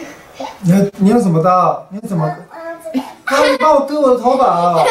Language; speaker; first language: Chinese; native; Chinese